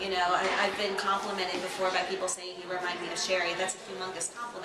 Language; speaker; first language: English; native; English